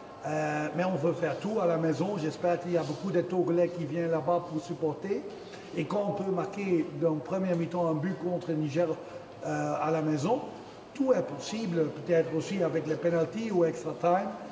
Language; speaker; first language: French; non-native, fluent; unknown